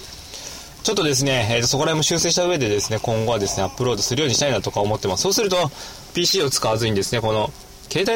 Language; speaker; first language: Japanese; native; Japanese